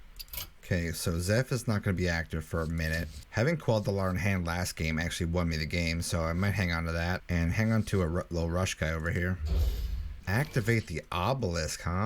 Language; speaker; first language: English; native; English